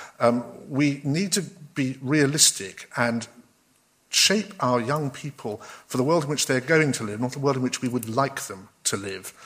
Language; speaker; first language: English; native; English